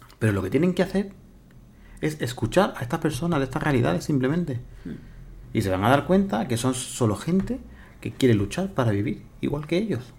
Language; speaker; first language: Spanish; native; Spanish